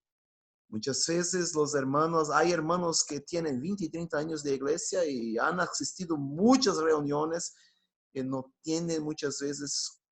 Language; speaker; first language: Spanish; non-native, fluent; Portuguese